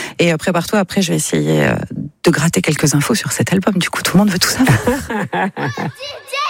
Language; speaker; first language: French; native; French